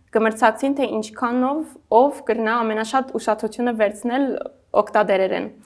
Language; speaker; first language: Armenian; native; Armenian